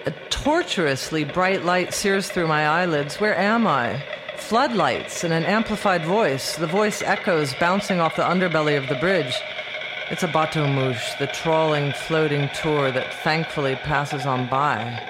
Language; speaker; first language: English; native; English